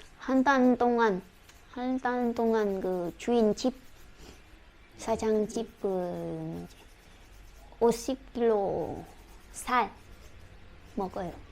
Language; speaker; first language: Korean; non-native, learner; Vietnamese